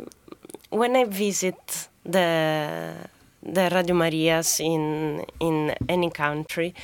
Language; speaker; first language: English; non-native, fluent; Italian